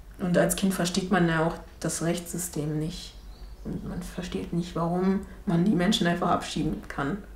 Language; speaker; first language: German; early bilingual, other home language; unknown